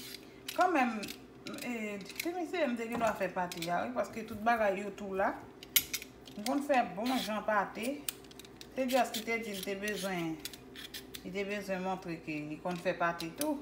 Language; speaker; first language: French; non-native, local second language; Haitian Creole